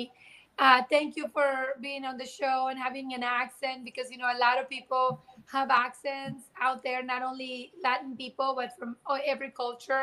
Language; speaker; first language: English; non-native, fluent; Spanish